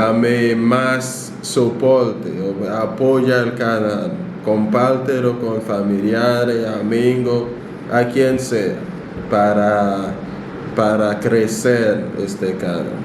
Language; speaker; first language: Spanish; non-native, fluent; Haitian Creole